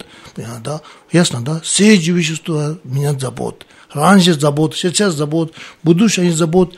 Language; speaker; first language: Russian; non-native, learner; Tibetan